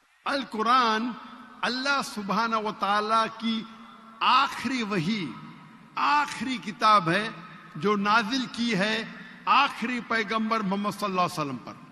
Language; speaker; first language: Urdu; non-native, local second language; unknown